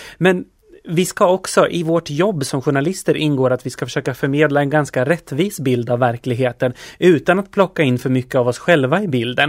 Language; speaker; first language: Swedish; native; Swedish